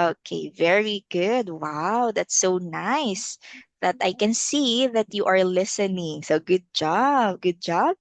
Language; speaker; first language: English; non-native, local second language; Filipino